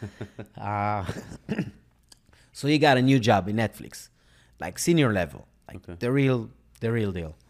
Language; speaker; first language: English; non-native, fluent; Hebrew